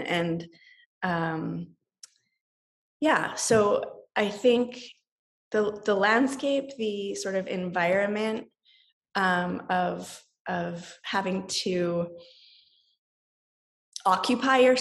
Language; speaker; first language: English; native; English